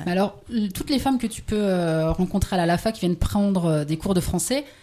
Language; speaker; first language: French; native; French